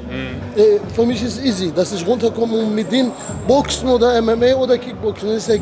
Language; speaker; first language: German; non-native, fluent; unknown